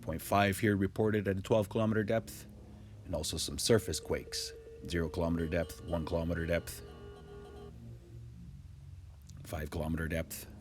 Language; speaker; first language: English; native; English